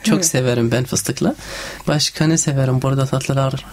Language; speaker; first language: Turkish; non-native, learner; Arabic